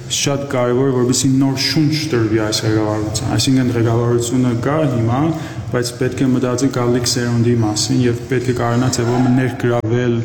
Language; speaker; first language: Armenian; early bilingual, heritage; Armenian